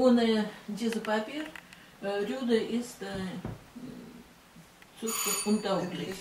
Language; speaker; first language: German; non-native, fluent; Russian